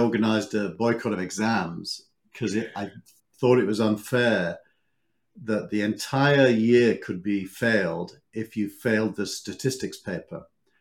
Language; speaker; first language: English; native; English